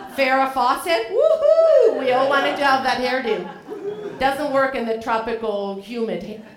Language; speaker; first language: English; non-native, fluent; Spanish